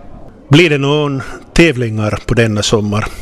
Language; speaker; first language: Swedish; non-native, local second language; Finnish